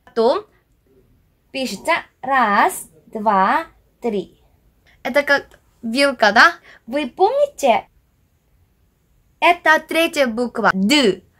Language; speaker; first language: Russian; non-native, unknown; Korean